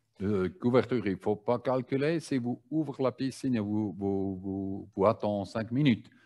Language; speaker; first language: French; non-native, learner; German